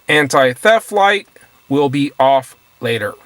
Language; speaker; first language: English; native; English